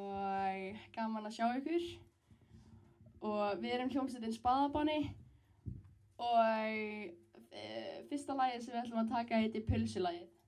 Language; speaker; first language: Icelandic; native; Icelandic